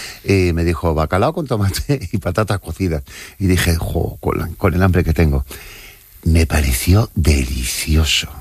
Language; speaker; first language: Spanish; native; Spanish